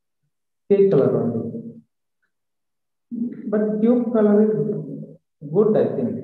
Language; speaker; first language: English; non-native, learner; Malayalam